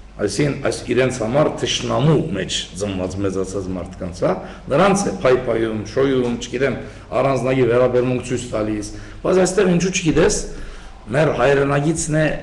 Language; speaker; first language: Armenian; early bilingual, heritage; Armenian